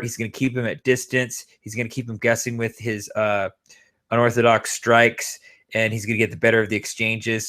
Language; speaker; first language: English; native; English